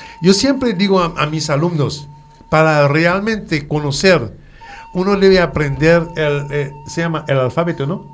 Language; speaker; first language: Spanish; non-native, fluent; French